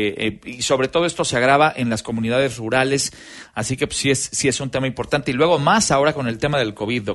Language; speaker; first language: Spanish; native; Spanish